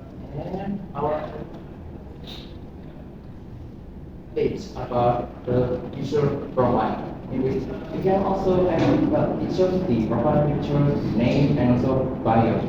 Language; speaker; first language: English; non-native, learner; Indonesian